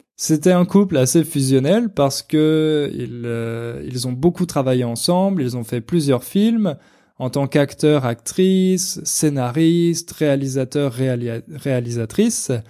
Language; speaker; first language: French; native; French